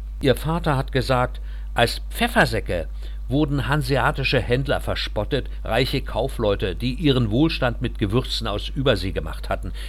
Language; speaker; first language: German; native; German